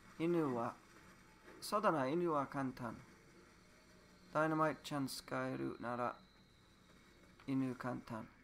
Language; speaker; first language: Japanese; non-native, learner; English